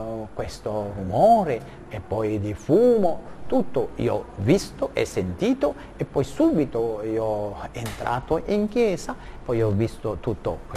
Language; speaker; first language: Italian; non-native, learner; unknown